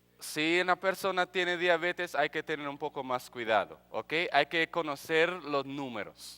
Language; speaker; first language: Spanish; non-native, fluent; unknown